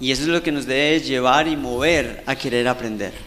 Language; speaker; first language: Spanish; native; Spanish